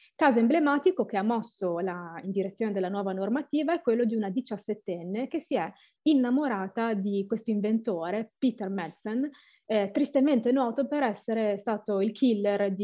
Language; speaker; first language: Italian; native; Italian